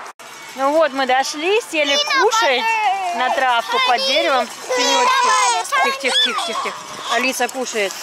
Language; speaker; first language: Russian; native; Russian